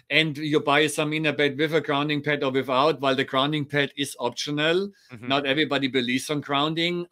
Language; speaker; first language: English; non-native, fluent; German